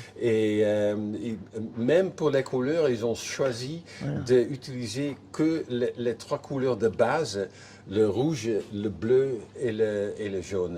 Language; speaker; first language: French; non-native, fluent; Dutch